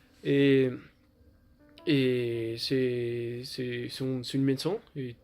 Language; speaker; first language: French; non-native, learner; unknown